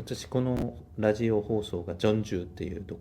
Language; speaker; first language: Japanese; non-native, fluent; Korean